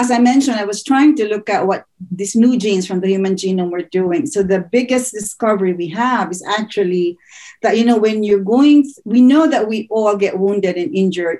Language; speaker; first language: English; non-native, local second language; Filipino